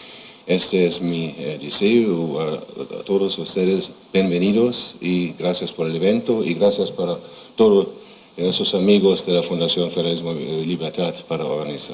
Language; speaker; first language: Spanish; non-native, fluent; German